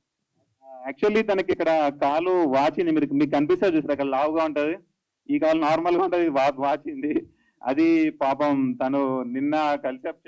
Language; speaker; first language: Telugu; native; Telugu